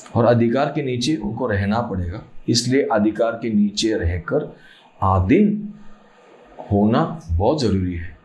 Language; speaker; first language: Hindi; non-native, local second language; Malayalam